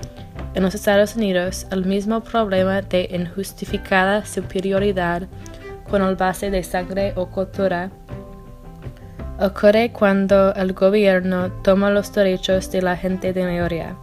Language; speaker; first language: Spanish; non-native, learner; English